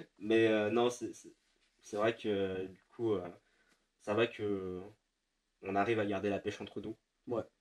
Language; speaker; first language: French; early bilingual, other home language; Vietnamese